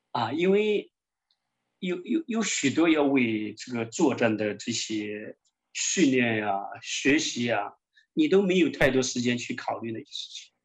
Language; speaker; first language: Chinese; native; Chinese